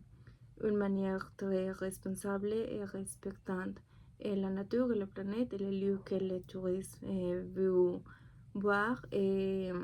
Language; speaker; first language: French; non-native, learner; Spanish